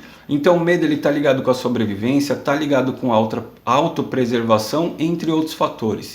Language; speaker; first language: Portuguese; native; Portuguese